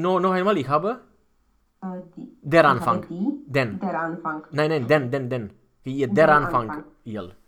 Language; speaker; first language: German; non-native, fluent; Romanian